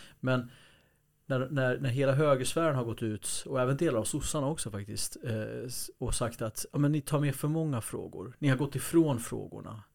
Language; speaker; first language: Swedish; early bilingual, other home language; Kurdish